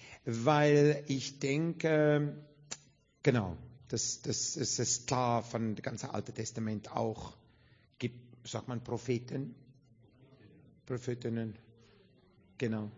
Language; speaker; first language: German; non-native, fluent; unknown